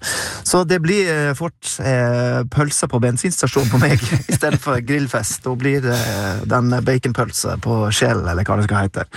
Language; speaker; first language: Norwegian; non-native, fluent; English